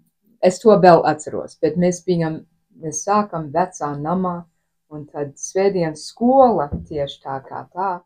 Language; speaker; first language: Latvian; early bilingual, heritage; Latvian